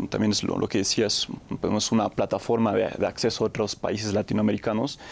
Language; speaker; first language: Spanish; non-native, fluent; French